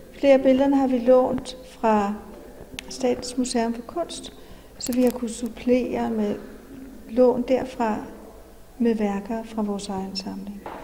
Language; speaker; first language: Danish; native; Danish